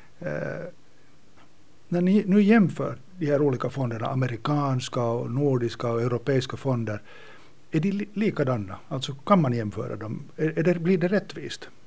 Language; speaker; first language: Swedish; native; Swedish